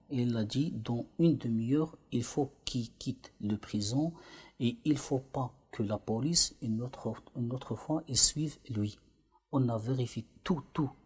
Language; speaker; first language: French; non-native, learner; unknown